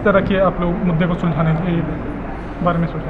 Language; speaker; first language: Hindi; native; Hindi